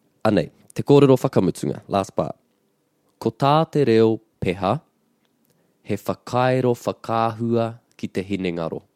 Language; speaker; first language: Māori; non-native, local second language; English